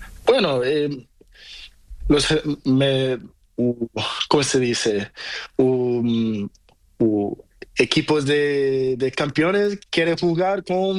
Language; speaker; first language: Spanish; non-native, learner; Portuguese